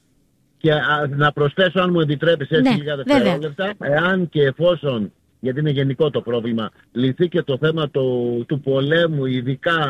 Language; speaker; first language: Greek; native; Greek